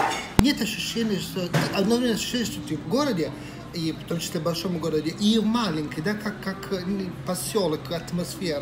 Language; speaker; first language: Russian; non-native, fluent; Italian